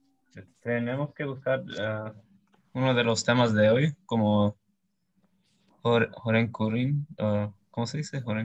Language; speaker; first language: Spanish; early bilingual, heritage; Spanish